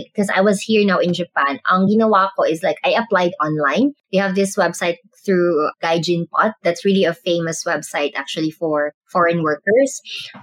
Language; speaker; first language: English; non-native, local second language; Cebuano